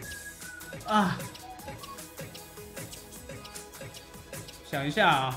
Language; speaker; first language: Chinese; native; Chinese